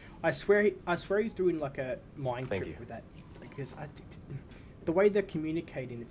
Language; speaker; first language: English; native; English